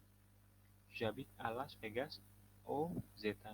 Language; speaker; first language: French; non-native, fluent; Indonesian